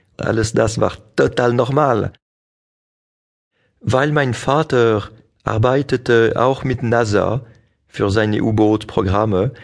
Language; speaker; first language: German; non-native, local second language; French